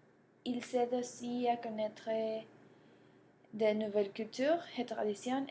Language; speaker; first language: French; non-native, learner; Spanish